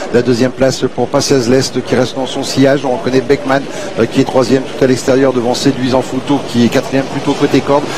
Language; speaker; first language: French; native; French